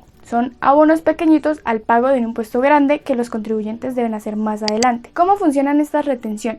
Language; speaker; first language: Spanish; native; Spanish